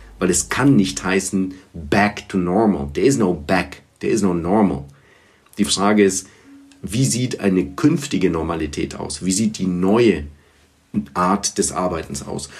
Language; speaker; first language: German; early bilingual, other home language; Bulgarian